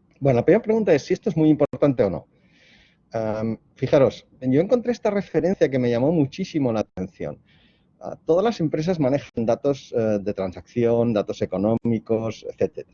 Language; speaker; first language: Spanish; native; Spanish